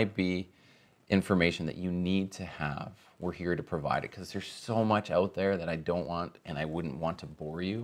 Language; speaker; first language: English; native; English